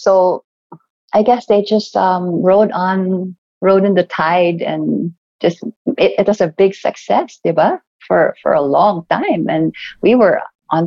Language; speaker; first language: English; non-native, local second language; Cebuano